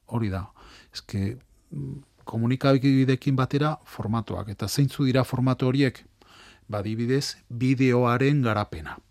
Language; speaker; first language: Basque; non-native, local second language; Spanish